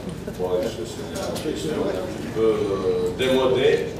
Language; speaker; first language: French; non-native, fluent; Bosnian